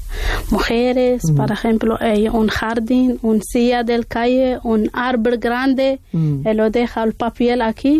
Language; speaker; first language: Spanish; non-native, learner; Arabic